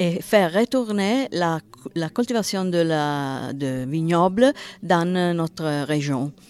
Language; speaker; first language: French; non-native, learner; Italian